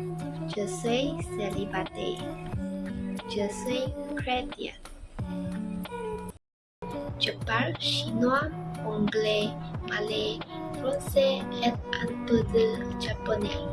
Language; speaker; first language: French; non-native, learner; Chinese